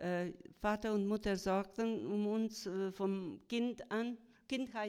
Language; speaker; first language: German; non-native, fluent; Croatian